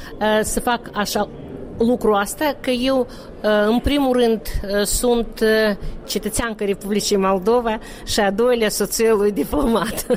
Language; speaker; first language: Romanian; non-native, local second language; Russian